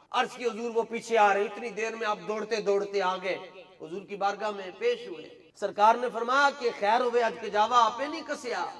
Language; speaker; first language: Urdu; non-native, local second language; Punjabi